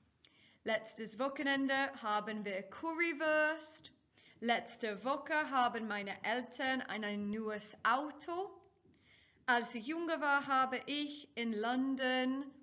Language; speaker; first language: German; non-native, fluent; English